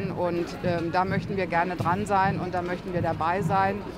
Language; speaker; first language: German; native; German